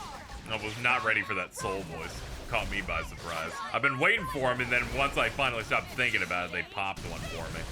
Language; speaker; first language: English; native; English